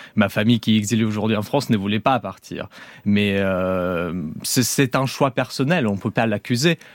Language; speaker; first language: French; non-native, fluent; Russian